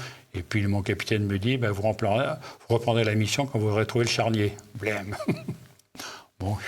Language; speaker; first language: French; native; French